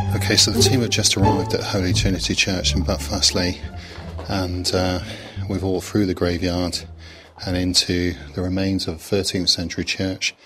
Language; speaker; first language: English; native; English